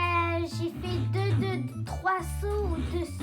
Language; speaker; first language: French; non-native, learner; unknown